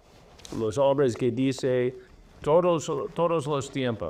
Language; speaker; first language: Spanish; non-native, learner; English